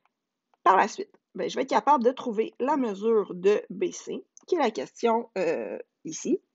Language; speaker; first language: French; native; French